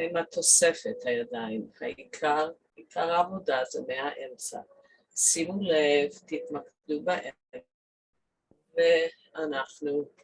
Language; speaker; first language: Hebrew; non-native, fluent; English